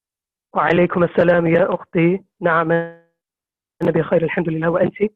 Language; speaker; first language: Arabic; non-native, learner; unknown